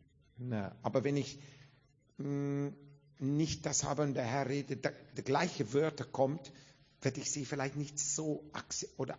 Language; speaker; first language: German; non-native, fluent; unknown